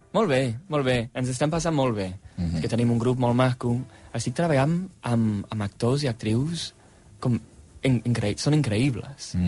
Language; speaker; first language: Catalan; non-native, fluent; English